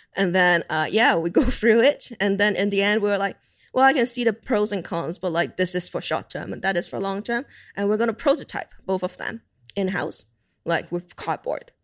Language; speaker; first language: English; non-native, local second language; Cantonese